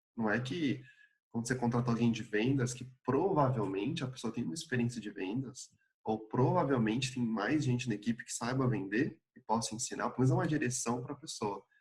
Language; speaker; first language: Portuguese; native; Portuguese